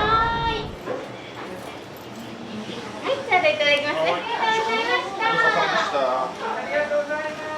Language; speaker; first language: Japanese; native; Japanese